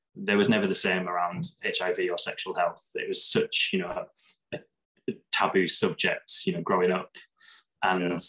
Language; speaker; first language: English; native; English